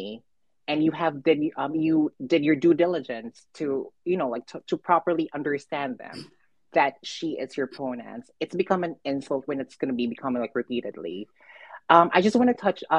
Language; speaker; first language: English; non-native, local second language; Filipino